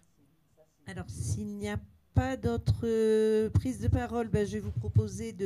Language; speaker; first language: French; native; French